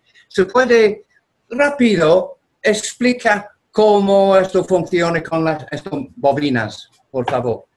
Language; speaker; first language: Spanish; non-native, learner; English